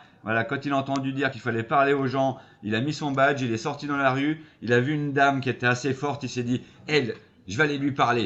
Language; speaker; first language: French; native; French